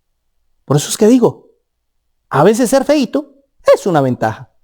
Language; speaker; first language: Spanish; native; Spanish